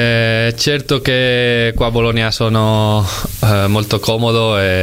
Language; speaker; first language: Italian; non-native, fluent; Spanish